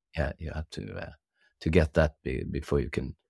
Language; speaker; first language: English; non-native, fluent; Norwegian